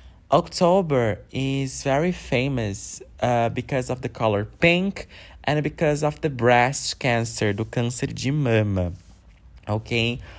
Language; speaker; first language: English; non-native, fluent; Portuguese